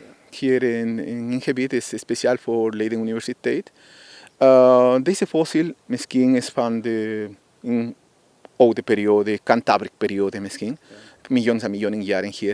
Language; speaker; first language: Dutch; non-native, learner; Spanish